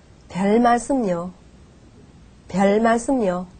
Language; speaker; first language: Korean; non-native, fluent; Vietnamese